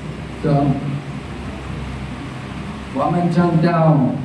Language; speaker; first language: Chinese; non-native, fluent; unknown